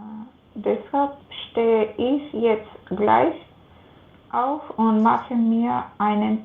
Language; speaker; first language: German; non-native, learner; Macedonian